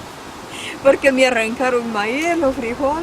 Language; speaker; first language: Spanish; native; Spanish